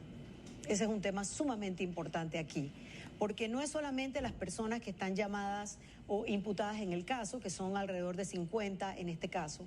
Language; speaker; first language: Spanish; native; Spanish